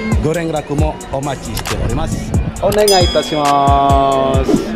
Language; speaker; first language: Japanese; non-native, fluent; Indonesian